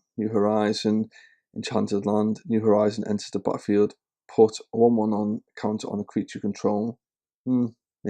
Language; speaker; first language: English; native; English